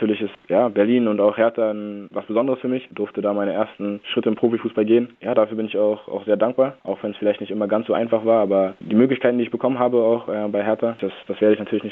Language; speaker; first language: German; native; German